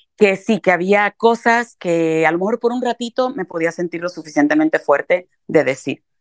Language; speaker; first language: Spanish; native; Spanish